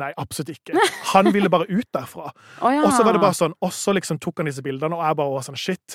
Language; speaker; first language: Norwegian; native; Norwegian